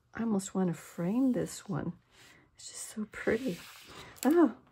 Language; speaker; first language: English; native; English